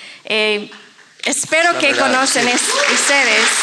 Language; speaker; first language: Spanish; non-native, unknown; English